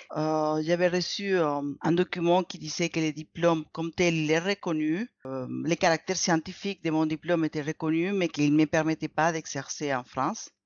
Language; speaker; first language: French; non-native, fluent; Spanish